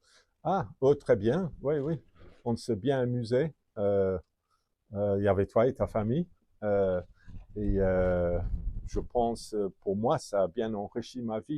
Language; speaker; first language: French; non-native, fluent; English